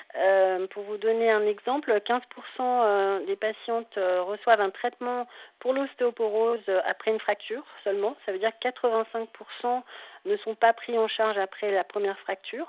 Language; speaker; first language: French; native; French